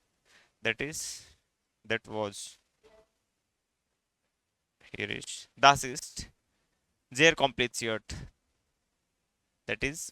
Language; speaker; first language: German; non-native, fluent; Hindi